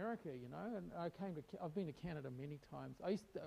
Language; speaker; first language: English; native; English